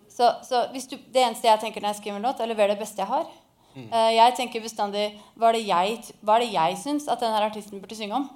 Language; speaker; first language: Norwegian; native; Norwegian